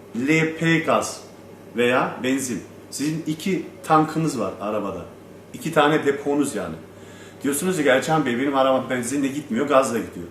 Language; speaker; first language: Turkish; early bilingual, heritage; Turkish